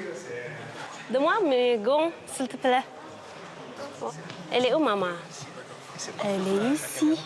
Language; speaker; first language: French; non-native, learner; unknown